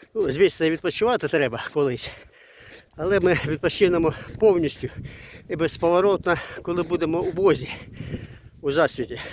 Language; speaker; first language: Ukrainian; non-native, local second language; Russian